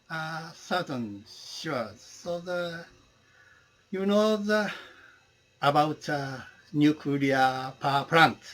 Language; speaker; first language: English; non-native, learner; Japanese